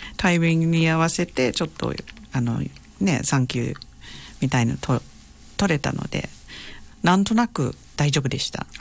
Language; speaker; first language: Japanese; non-native, fluent; English